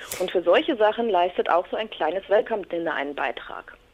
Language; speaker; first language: German; native; German